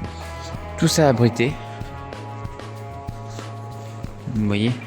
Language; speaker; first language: French; native; French